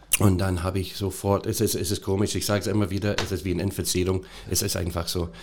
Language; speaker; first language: German; non-native, fluent; English